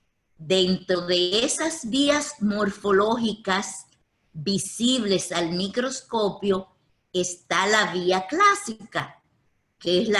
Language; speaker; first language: Spanish; native; Spanish